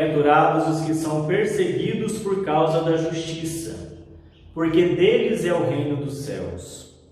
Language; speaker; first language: Portuguese; native; Portuguese